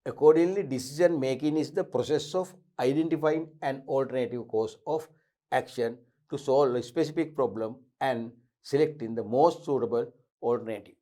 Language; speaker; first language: English; non-native, local second language; Sinhala